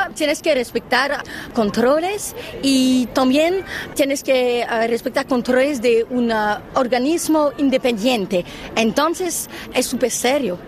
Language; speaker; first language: Spanish; non-native, fluent; French